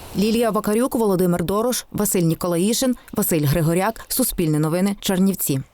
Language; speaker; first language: Ukrainian; native; Ukrainian